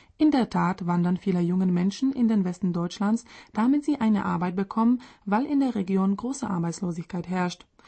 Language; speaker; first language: German; non-native, fluent; Czech